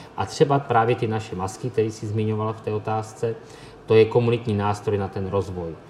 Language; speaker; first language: Czech; native; Czech